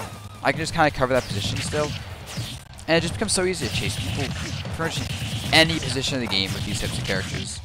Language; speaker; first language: English; native; English